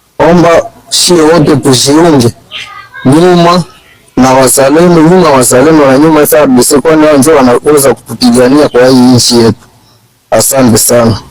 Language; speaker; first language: Swahili; native; Swahili